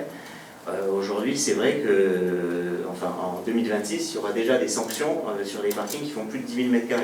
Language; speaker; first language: French; native; French